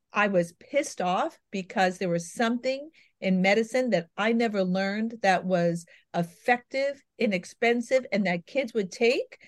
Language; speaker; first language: English; native; English